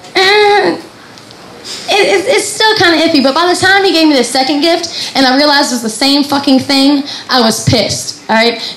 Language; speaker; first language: English; native; English